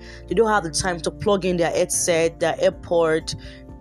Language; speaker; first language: English; non-native, local second language; Yoruba